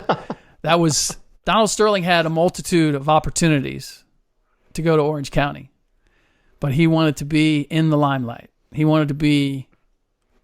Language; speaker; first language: English; native; English